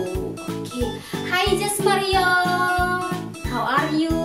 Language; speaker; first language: English; non-native, fluent; Indonesian